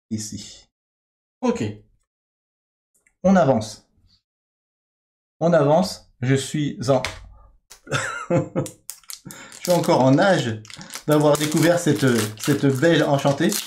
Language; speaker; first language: French; native; French